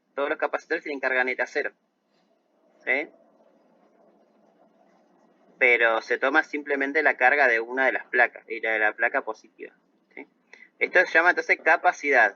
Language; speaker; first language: Spanish; native; Spanish